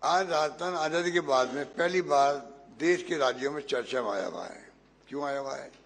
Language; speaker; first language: Hindi; native; Hindi